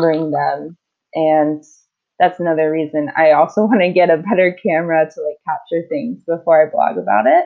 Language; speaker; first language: English; native; English